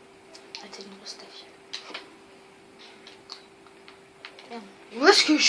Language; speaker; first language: French; native; French